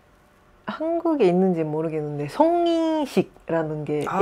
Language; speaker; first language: Korean; non-native, fluent; Japanese